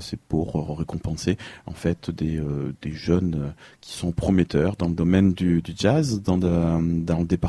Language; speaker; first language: French; native; French